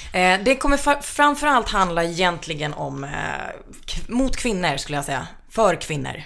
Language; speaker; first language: Swedish; early bilingual, other home language; Finnish